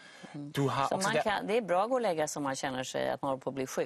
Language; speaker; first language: Swedish; native; Swedish